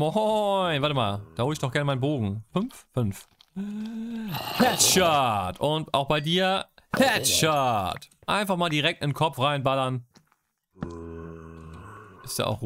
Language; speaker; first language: German; native; German